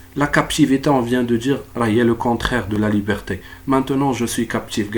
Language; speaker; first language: French; non-native, local second language; Arabic